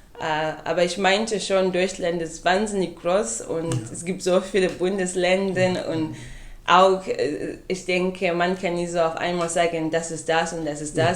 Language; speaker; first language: German; non-native, fluent; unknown